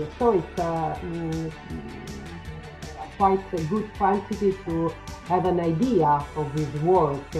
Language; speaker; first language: English; non-native, learner; Italian